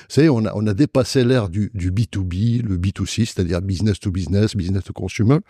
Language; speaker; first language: French; non-native, local second language; Arabic